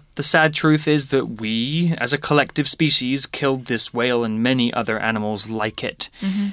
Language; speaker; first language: English; native; English